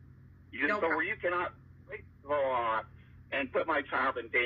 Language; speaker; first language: English; native; English